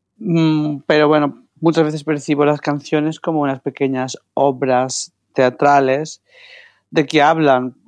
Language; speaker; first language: Spanish; non-native, fluent; Greek